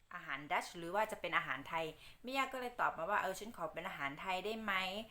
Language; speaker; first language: Thai; native; Thai